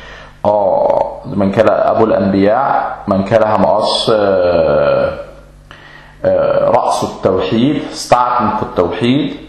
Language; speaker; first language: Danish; early bilingual, other home language; Arabic